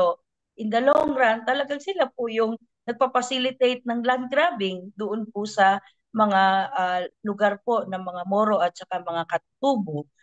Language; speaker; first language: Filipino; non-native, local second language; Maguindanaon